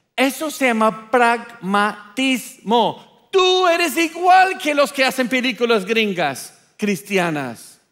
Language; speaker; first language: Spanish; non-native, fluent; English